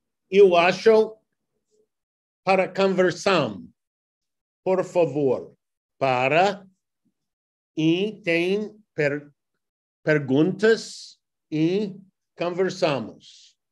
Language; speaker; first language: Portuguese; non-native, learner; English